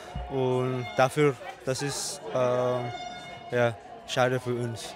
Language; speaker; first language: German; non-native, learner; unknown